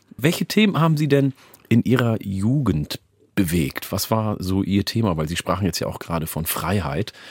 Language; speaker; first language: German; early bilingual, other home language; Oromo